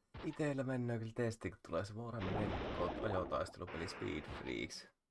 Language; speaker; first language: Finnish; native; Finnish